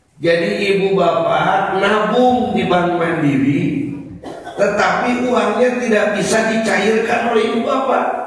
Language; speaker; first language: Malay; non-native, local second language; Sundanese